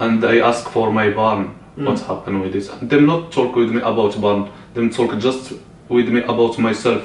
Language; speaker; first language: English; non-native, learner; Arabic